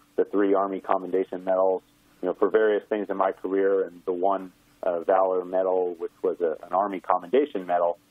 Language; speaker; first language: English; native; English